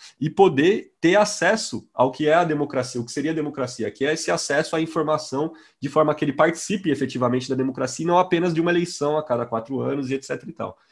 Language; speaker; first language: Portuguese; native; Portuguese